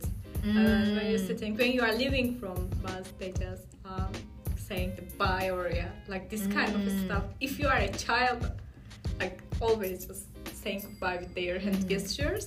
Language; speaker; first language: English; non-native, fluent; Turkish